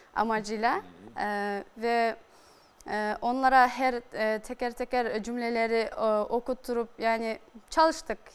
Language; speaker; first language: Turkish; non-native, fluent; Kyrgyz